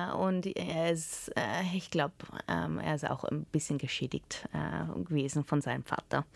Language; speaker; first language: German; early bilingual, heritage; German